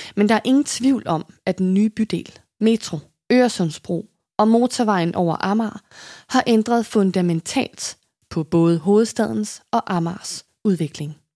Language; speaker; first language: Danish; native; Danish